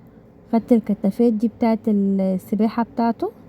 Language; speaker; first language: Arabic; native; Arabic